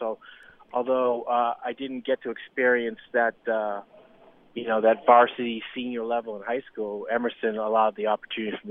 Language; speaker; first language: English; native; English